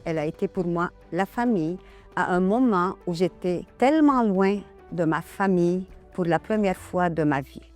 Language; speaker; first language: French; non-native, local second language; Arabic